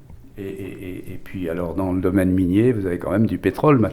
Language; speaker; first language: French; native; French